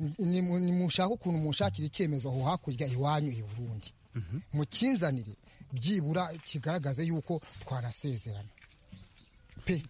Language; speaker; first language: Kinyarwanda; native; Kinyarwanda